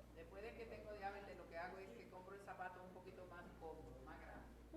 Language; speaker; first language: Spanish; native; Spanish